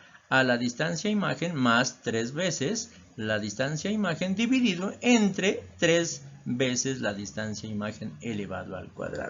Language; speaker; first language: Spanish; native; Spanish